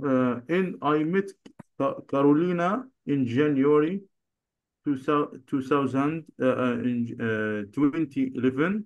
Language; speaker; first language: English; non-native, learner; Arabic